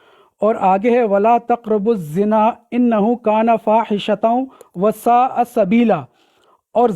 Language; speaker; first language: Urdu; native; Urdu